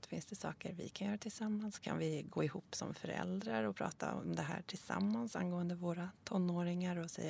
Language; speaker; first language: Swedish; native; Swedish